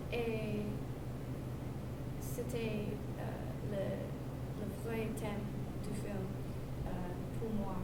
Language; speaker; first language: French; non-native, learner; English